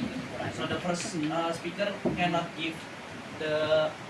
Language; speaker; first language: English; non-native, learner; Indonesian